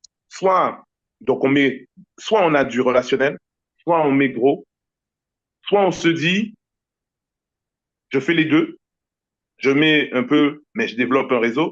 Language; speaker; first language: French; native; French